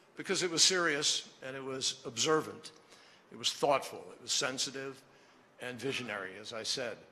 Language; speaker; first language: English; native; English